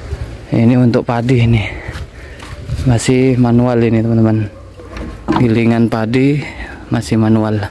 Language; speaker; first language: Indonesian; non-native, local second language; Madurese